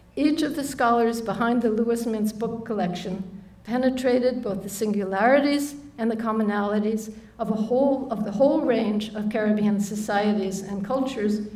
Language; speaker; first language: English; native; English